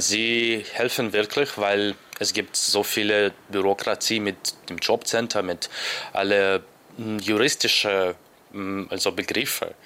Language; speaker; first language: German; non-native, learner; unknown